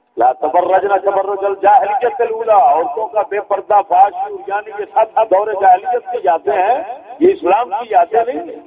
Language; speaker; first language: Urdu; non-native, local second language; Punjabi